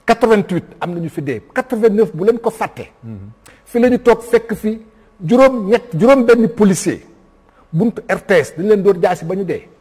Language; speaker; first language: Wolof; non-native, local second language; Fula